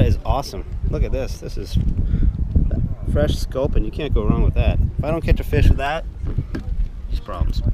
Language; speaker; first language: English; native; English